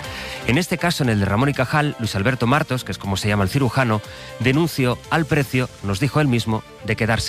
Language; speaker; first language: Spanish; native; Spanish